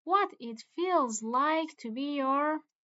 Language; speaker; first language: English; non-native, fluent; Persian